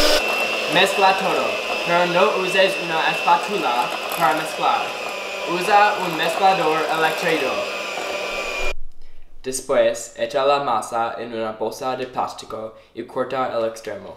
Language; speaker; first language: Spanish; non-native, learner; English